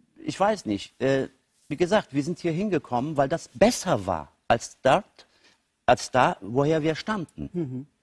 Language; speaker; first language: German; early bilingual, other home language; Turkish